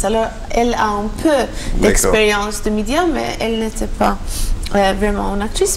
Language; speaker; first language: French; non-native, learner; Maltese